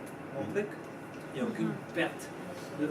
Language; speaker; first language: French; native; French